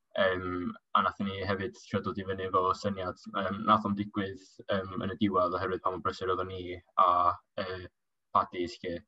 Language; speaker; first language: Welsh; native; Welsh